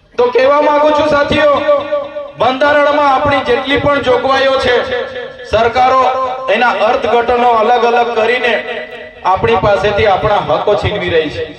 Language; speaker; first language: Gujarati; non-native, local second language; Vasavi